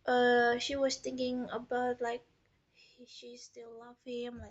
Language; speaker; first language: English; non-native, learner; Indonesian